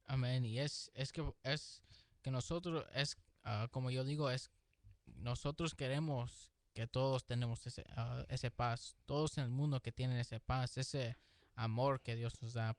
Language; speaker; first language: Spanish; early bilingual, heritage; Spanish